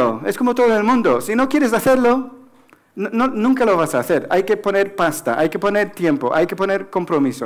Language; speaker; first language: Spanish; non-native, fluent; English